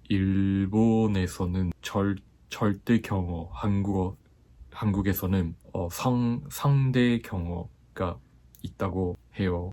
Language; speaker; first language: Korean; non-native, fluent; Japanese